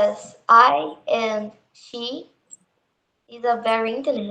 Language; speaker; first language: English; non-native, learner; Portuguese